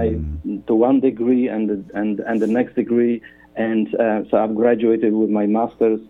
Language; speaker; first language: English; non-native, fluent; Polish